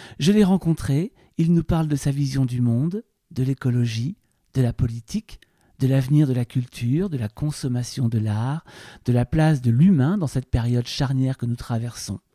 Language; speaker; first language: French; native; French